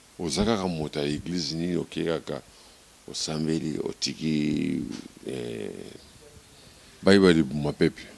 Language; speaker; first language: Lingala; non-native, local second language; Kituba (Democratic Republic of Congo)